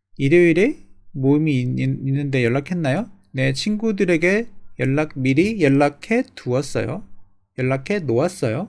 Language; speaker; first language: Korean; native; Korean